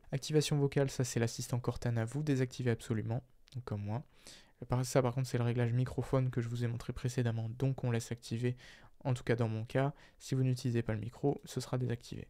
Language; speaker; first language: French; native; French